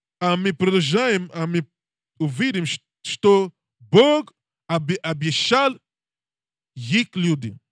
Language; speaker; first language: Russian; non-native, learner; English